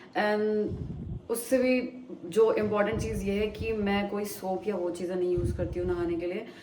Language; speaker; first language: Hindi; native; Hindi